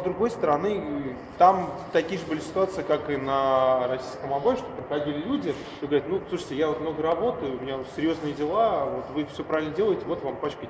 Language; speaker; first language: Russian; native; Russian